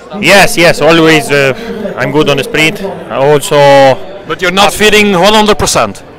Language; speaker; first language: English; non-native, learner; Italian